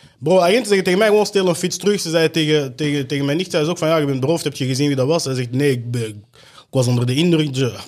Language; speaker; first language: Dutch; native; Dutch